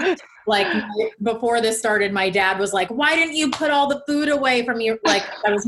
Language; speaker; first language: English; native; English